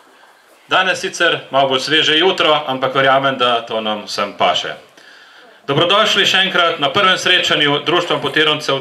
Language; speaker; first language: Slovenian; native; Slovenian